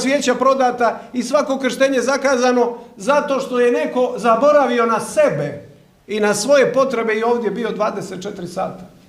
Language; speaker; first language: Croatian; native; Croatian